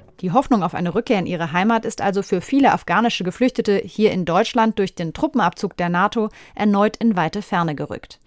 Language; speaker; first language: German; native; German